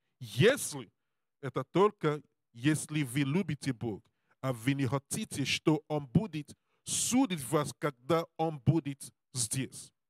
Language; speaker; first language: Russian; non-native, learner; Serbian